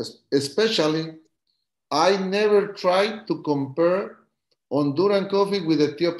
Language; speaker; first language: English; non-native, learner; Spanish